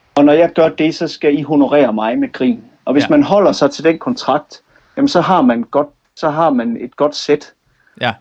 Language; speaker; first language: Danish; native; Danish